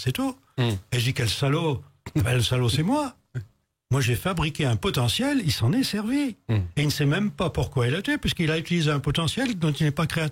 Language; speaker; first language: French; native; French